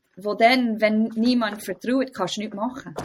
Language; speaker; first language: German; non-native, fluent; English